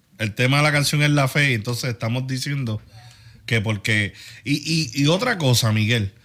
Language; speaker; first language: Spanish; early bilingual, heritage; Spanish